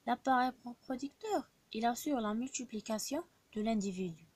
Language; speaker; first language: French; non-native, local second language; Arabic